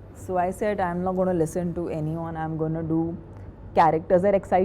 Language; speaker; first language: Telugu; non-native, fluent; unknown